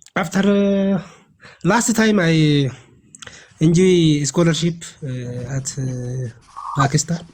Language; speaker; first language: English; non-native, learner; Amharic